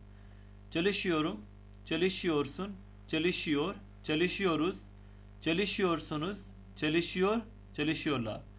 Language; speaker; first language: Turkish; non-native, fluent; Urdu